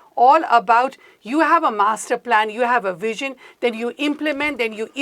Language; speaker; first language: English; non-native, local second language; Nepali